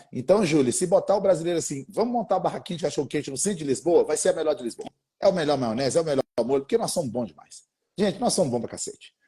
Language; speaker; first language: Portuguese; native; Portuguese